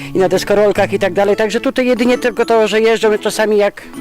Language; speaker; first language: Polish; native; Polish